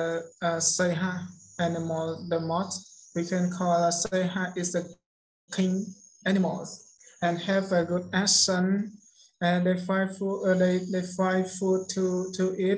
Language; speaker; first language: English; non-native, learner; Khmer